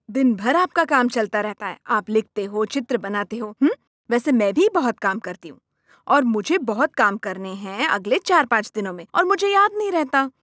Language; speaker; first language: Hindi; non-native, local second language; Marathi